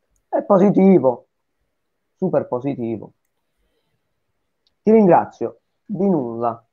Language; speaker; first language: Italian; native; Italian